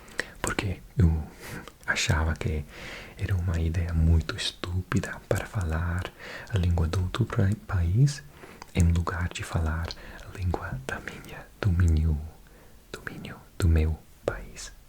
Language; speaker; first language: Portuguese; non-native, fluent; English